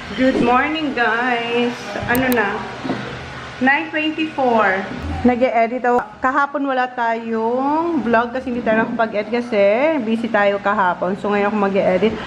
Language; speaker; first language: Filipino; non-native, local second language; Bikol